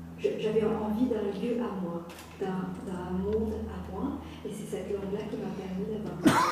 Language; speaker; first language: French; non-native, local second language; Morisyen